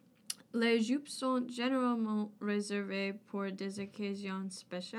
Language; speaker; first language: French; non-native, learner; English